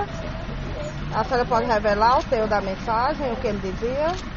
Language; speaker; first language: Portuguese; native; Portuguese